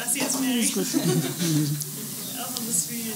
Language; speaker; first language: Spanish; non-native, learner; English